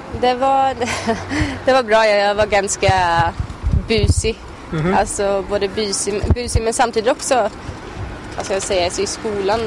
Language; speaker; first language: Swedish; early bilingual, other home language; Albanian